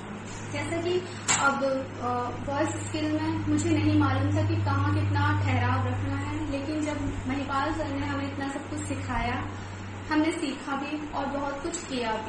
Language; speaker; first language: Hindi; native; Hindi